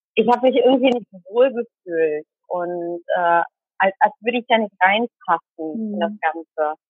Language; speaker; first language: German; early bilingual, other home language; Tamil